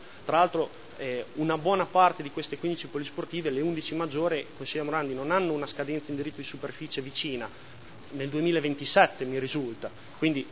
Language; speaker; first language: Italian; native; Italian